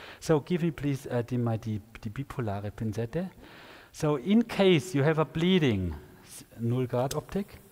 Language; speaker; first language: English; non-native, fluent; German